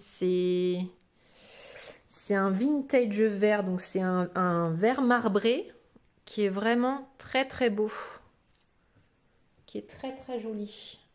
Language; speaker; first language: French; native; French